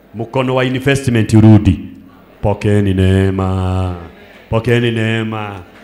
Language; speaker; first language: Swahili; non-native, local second language; Kikuyu